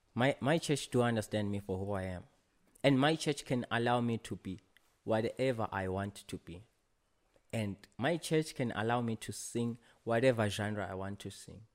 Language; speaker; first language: English; non-native, local second language; Swati